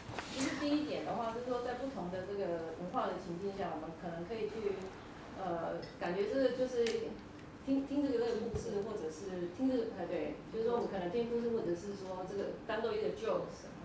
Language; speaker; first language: Chinese; native; Chinese